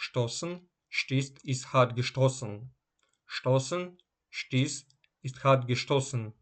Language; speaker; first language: German; non-native, fluent; Ukrainian